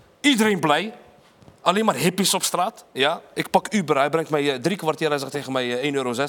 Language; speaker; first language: Dutch; early bilingual, other home language; Arabic